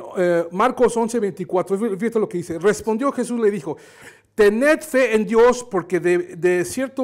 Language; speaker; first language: Spanish; native; Spanish